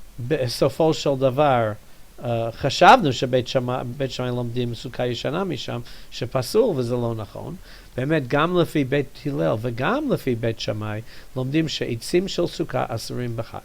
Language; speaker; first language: Hebrew; non-native, fluent; English